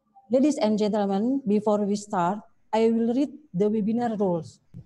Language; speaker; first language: English; non-native, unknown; Indonesian